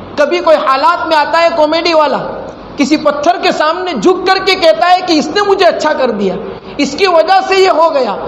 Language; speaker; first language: Urdu; non-native, local second language; Gujarati